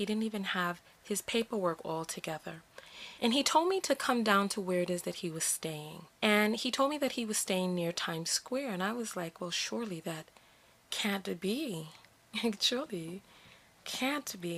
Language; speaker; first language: English; native; English